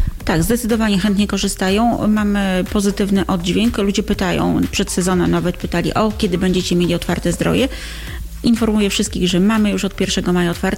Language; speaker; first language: Polish; native; Polish